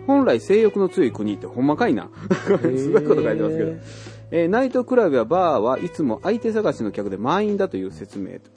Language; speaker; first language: Japanese; native; Japanese